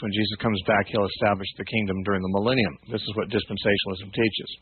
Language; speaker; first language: English; native; English